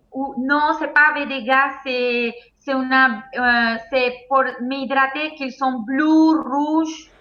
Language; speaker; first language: French; non-native, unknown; Spanish